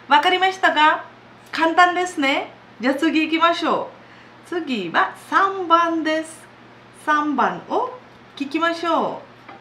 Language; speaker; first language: Japanese; non-native, fluent; Hindi